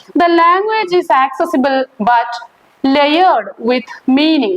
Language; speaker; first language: English; non-native, local second language; Malayalam